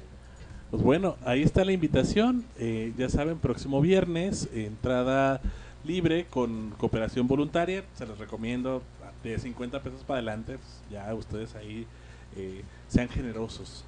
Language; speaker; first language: Spanish; native; Spanish